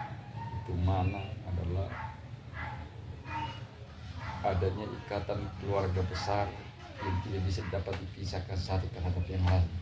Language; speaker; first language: Indonesian; non-native, local second language; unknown